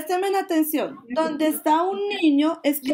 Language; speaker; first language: Spanish; native; Spanish